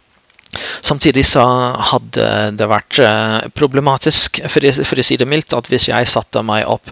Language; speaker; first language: Norwegian; non-native, fluent; English